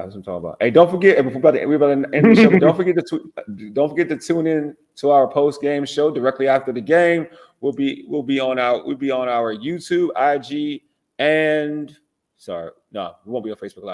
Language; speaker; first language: English; native; English